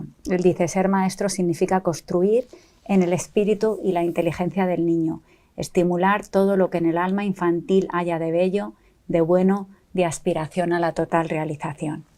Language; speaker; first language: Spanish; native; Spanish